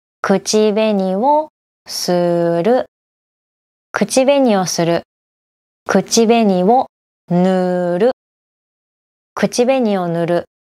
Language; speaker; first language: Japanese; native; Japanese